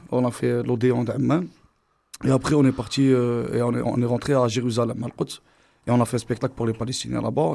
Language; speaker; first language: French; non-native, local second language; Arabic